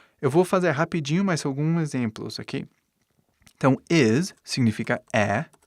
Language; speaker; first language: Portuguese; non-native, fluent; English